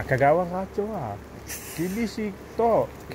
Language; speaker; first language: Japanese; non-native, learner; Indonesian